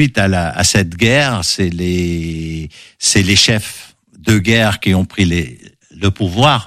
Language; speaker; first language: French; non-native, local second language; Arabic